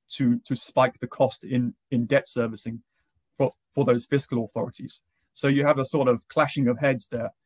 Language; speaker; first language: English; native; English